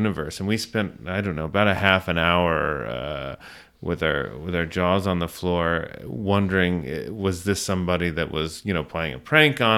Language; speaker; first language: English; native; English